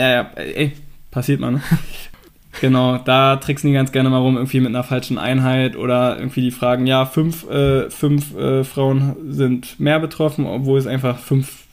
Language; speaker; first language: German; native; German